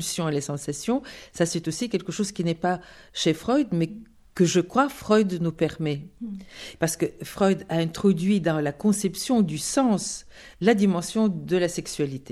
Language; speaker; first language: French; non-native, fluent; Bulgarian